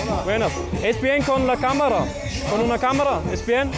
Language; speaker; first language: Spanish; non-native, learner; German